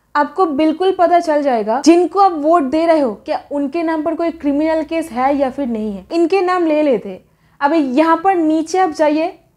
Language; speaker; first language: Hindi; native; Hindi